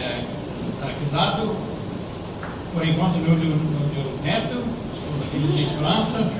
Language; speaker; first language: Portuguese; non-native, fluent; English